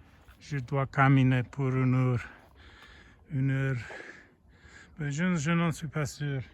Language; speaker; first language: French; non-native, learner; English